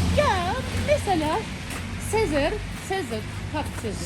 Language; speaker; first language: Turkish; non-native, learner; Russian